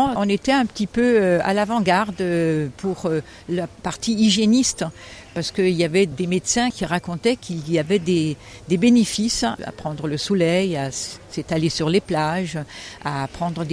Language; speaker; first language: French; native; French